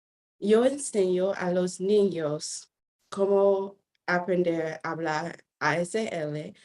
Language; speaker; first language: Spanish; non-native, fluent; English